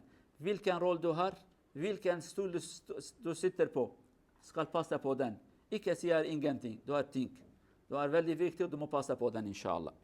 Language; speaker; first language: Swedish; non-native, learner; Kurdish